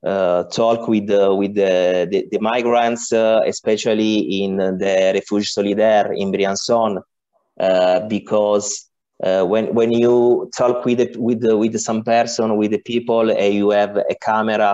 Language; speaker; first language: English; non-native, learner; Italian